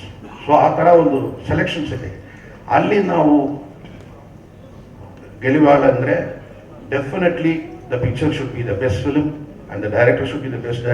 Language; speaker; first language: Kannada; non-native, learner; Tamil